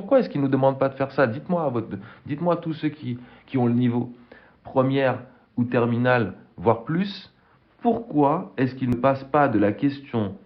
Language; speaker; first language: French; native; French